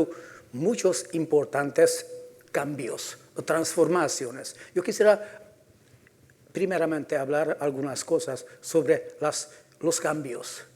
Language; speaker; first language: Spanish; non-native, fluent; Hungarian